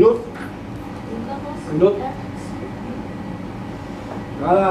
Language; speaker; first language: French; native; French